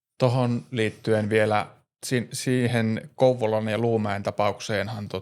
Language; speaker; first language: Finnish; native; Finnish